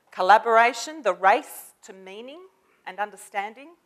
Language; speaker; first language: English; native; English